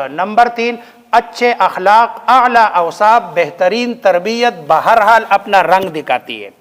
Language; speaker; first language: Urdu; native; Urdu